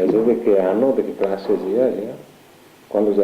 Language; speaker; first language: Italian; native; Italian